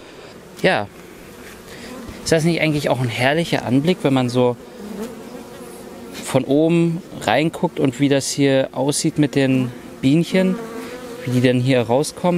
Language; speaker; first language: German; native; German